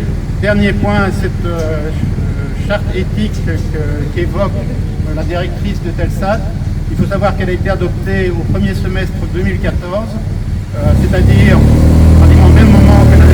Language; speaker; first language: French; native; French